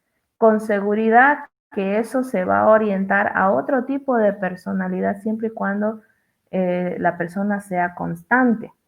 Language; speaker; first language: Spanish; native; Spanish